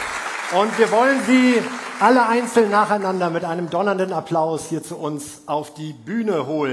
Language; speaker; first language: German; native; German